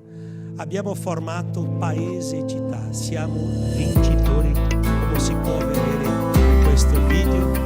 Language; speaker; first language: Italian; non-native, fluent; Portuguese